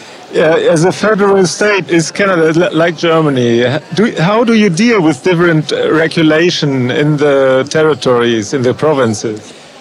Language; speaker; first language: English; non-native, fluent; German